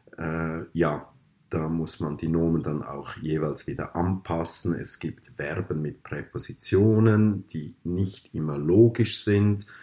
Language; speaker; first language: German; native; German